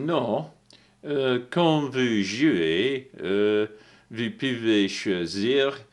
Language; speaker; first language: French; non-native, learner; English